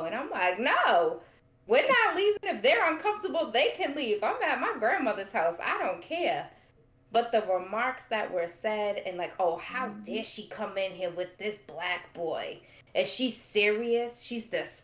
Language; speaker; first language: English; native; English